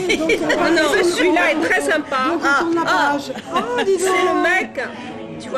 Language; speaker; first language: French; native; French